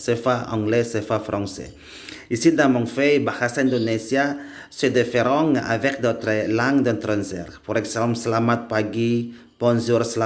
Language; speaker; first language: French; non-native, learner; Indonesian